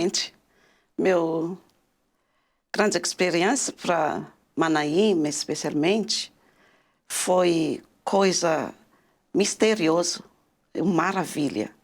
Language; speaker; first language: Portuguese; non-native, learner; Malagasy